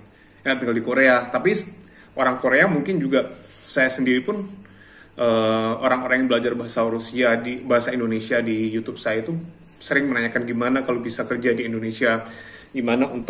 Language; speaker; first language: Indonesian; non-native, local second language; Javanese